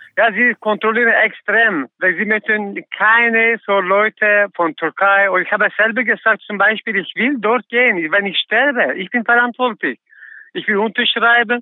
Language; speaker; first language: German; non-native, learner; Kurdish